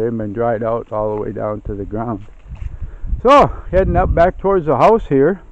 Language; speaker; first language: English; native; English